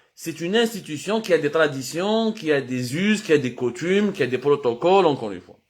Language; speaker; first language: French; non-native, local second language; Arabic